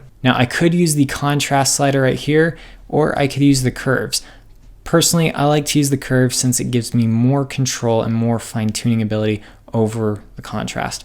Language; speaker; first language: English; native; English